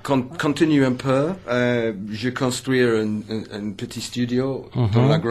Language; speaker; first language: French; non-native, learner; English